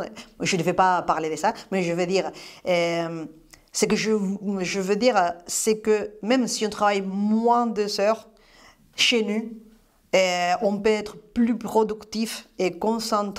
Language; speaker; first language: French; non-native, fluent; Spanish